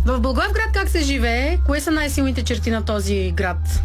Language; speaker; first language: Bulgarian; native; Bulgarian